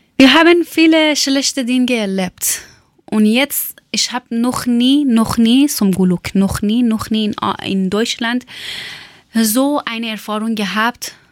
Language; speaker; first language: German; non-native, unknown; Persian